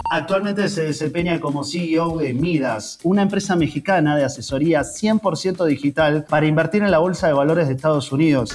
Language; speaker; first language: Spanish; native; Spanish